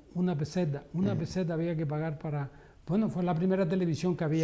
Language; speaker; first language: Spanish; native; Spanish